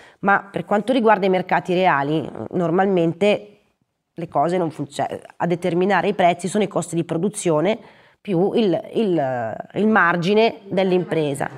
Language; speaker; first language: Italian; native; Italian